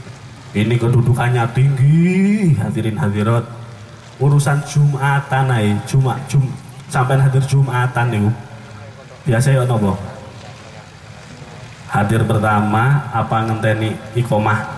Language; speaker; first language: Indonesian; non-native, local second language; Javanese